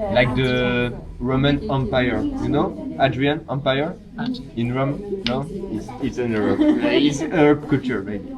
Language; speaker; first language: English; non-native, learner; French